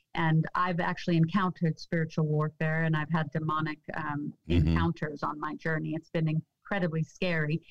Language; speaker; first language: English; native; English